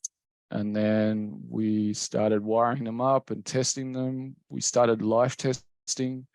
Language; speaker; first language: English; native; English